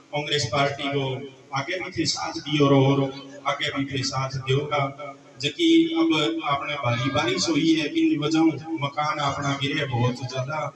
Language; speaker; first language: Hindi; native; Hindi